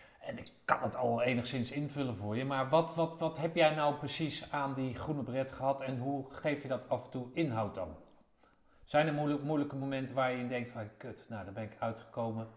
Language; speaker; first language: Dutch; native; Dutch